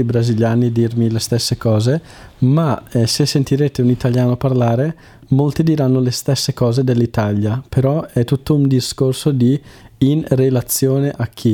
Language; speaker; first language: Italian; native; Italian